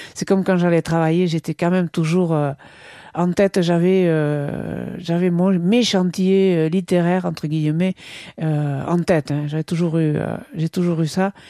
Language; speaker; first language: French; non-native, local second language; Basque